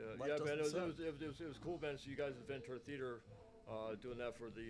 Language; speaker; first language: English; native; English